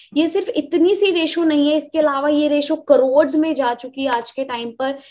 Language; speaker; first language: Hindi; native; Hindi